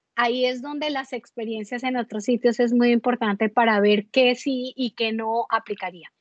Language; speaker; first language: Spanish; native; Spanish